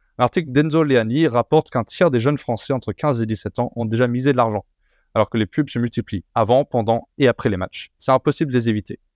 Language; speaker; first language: French; native; French